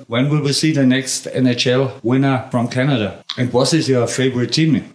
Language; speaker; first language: English; non-native, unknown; German